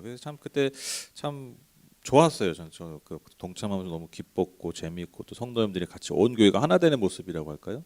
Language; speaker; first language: Korean; native; Korean